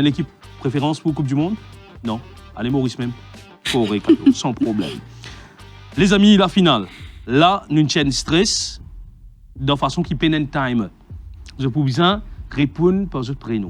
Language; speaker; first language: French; non-native, local second language; Morisyen